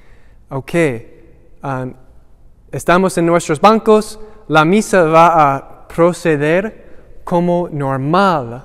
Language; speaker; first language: Spanish; non-native, learner; English